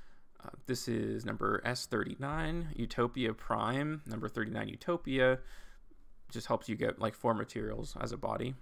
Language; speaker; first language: English; native; English